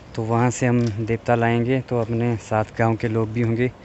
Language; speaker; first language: Hindi; native; Hindi